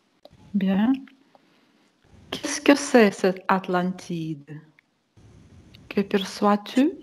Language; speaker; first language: French; non-native, fluent; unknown